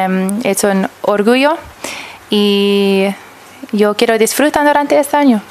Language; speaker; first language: Spanish; early bilingual, heritage; English